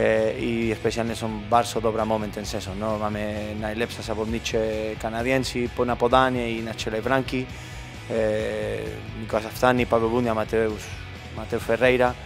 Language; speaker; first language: Polish; non-native, learner; Spanish